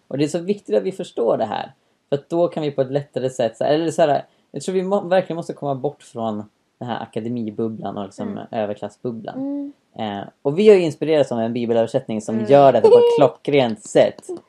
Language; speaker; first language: Swedish; native; Swedish